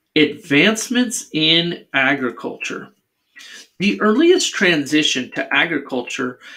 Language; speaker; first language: English; native; English